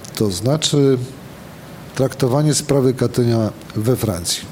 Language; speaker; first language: Polish; native; Polish